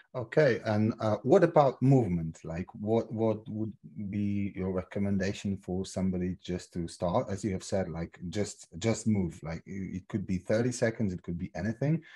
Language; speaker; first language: English; non-native, fluent; Polish